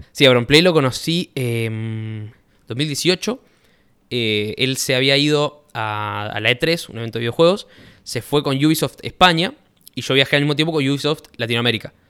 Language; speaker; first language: Spanish; native; Spanish